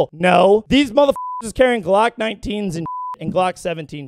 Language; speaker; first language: English; native; English